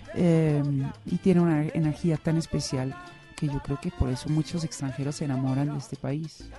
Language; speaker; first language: Spanish; non-native, fluent; Dutch